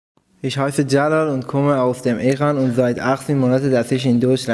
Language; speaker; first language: German; non-native, learner; Persian